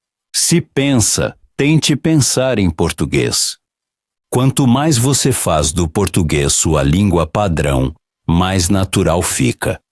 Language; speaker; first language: Portuguese; non-native, fluent; Polish